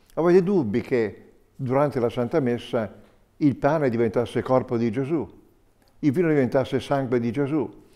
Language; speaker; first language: Italian; native; Italian